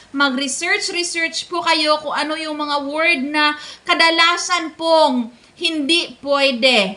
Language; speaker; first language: Filipino; non-native, local second language; Cebuano